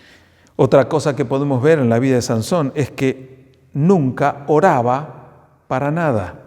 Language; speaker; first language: Spanish; native; Spanish